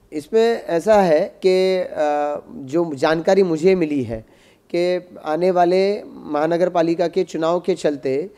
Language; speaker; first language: Hindi; non-native, local second language; Marathi